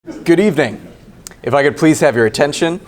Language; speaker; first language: English; native; English